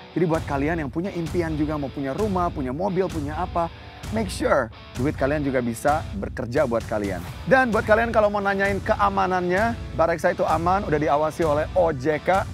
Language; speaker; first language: Indonesian; native; Indonesian